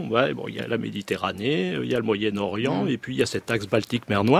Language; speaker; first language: French; native; French